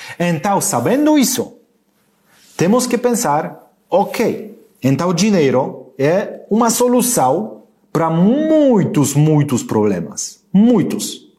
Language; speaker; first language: Portuguese; non-native, learner; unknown